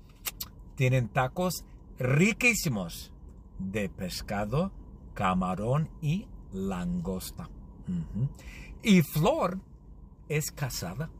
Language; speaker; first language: Spanish; non-native, learner; English